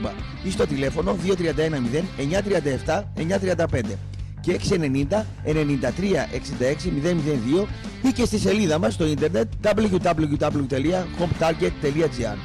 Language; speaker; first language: Greek; native; Greek